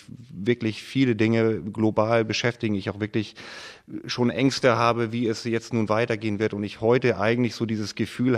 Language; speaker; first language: German; native; German